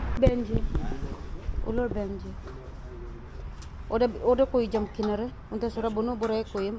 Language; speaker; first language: Turkish; non-native, learner; Filipino